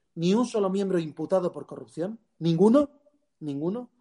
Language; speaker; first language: Spanish; native; Spanish